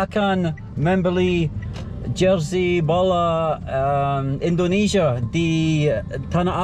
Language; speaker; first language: Indonesian; non-native, learner; English